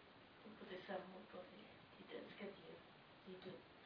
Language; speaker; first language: Danish; non-native, learner; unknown